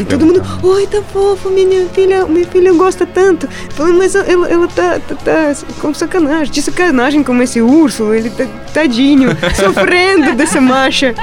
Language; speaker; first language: Portuguese; non-native, fluent; Russian